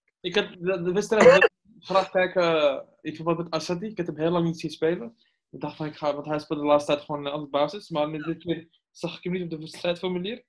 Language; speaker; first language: Dutch; early bilingual, other home language; Arabic